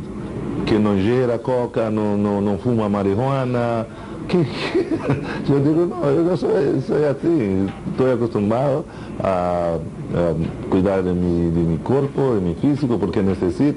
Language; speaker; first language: Spanish; non-native, fluent; Portuguese